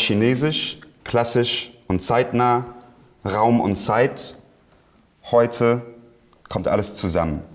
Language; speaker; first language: German; non-native, fluent; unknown